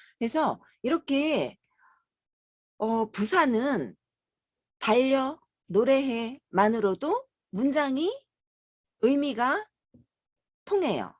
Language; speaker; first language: Korean; native; Korean